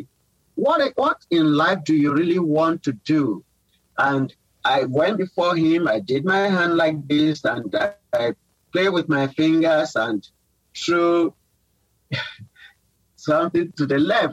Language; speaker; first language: English; non-native, local second language; Yoruba